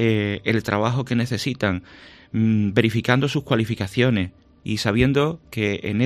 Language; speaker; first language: Spanish; native; Spanish